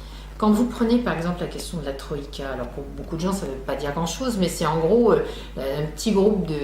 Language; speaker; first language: French; native; French